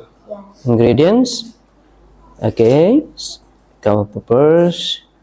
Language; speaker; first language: English; non-native, learner; Indonesian